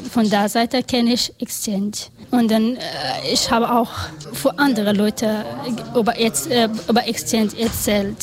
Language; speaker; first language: German; non-native, learner; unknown